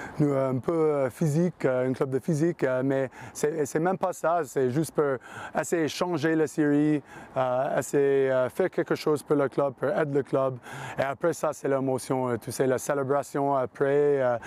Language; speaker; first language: French; non-native, learner; English